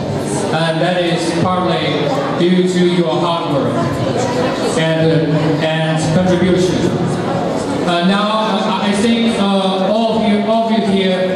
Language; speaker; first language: English; non-native, fluent; Chinese